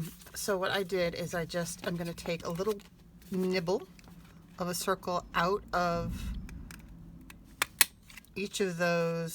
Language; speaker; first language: English; native; English